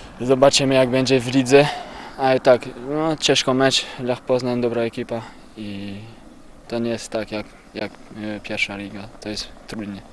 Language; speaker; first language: Polish; non-native, learner; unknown